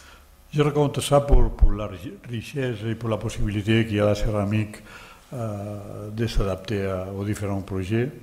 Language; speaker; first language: French; non-native, learner; Catalan